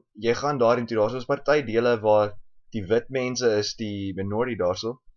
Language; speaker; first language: Afrikaans; early bilingual, heritage; Afrikaans